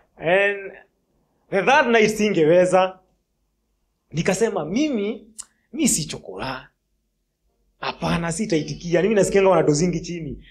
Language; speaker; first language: Swahili; non-native, local second language; Kikuyu